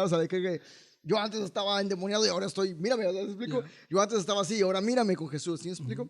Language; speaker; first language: Spanish; native; Spanish